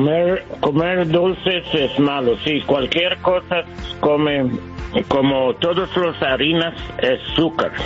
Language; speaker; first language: Spanish; non-native, learner; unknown